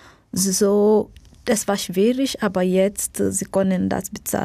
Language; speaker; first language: German; non-native, learner; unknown